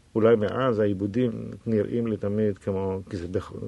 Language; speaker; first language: Hebrew; native; Hebrew